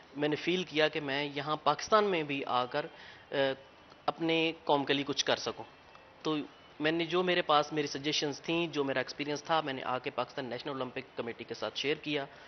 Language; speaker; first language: Urdu; non-native, local second language; Punjabi